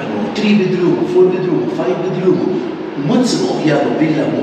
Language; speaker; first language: Japanese; non-native, learner; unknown